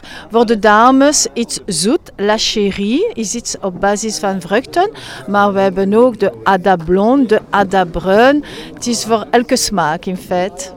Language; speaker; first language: Dutch; non-native, local second language; French